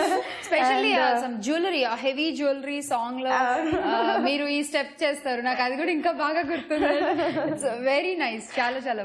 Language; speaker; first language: Telugu; native; Telugu